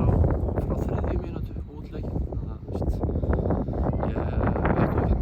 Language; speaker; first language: Icelandic; native; Icelandic